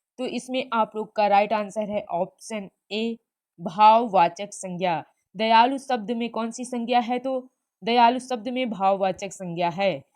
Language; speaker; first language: Hindi; native; Hindi